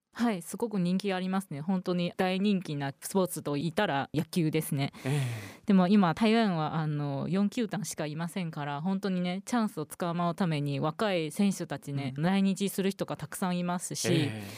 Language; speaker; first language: Japanese; early bilingual, heritage; Chinese